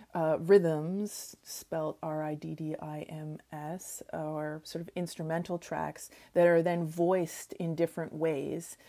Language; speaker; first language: English; native; English